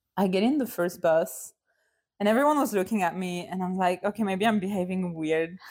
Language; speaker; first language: English; non-native, fluent; French